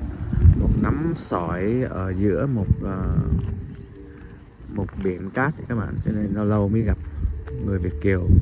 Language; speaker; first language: Vietnamese; early bilingual, heritage; Vietnamese